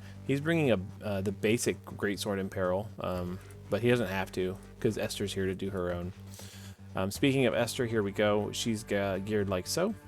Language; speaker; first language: English; native; English